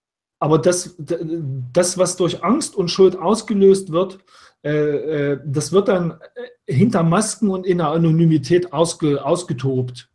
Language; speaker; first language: German; native; German